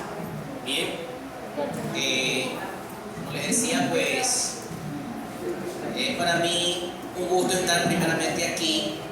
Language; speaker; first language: Spanish; native; Spanish